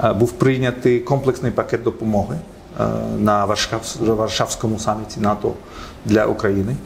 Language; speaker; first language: Ukrainian; non-native, fluent; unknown